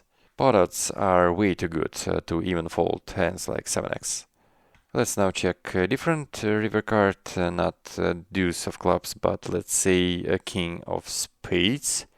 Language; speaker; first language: English; non-native, fluent; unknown